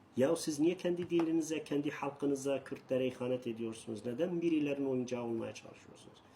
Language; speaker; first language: Turkish; non-native, local second language; Kurdish